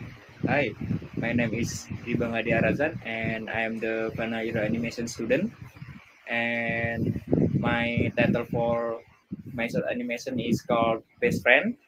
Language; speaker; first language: English; non-native, learner; Indonesian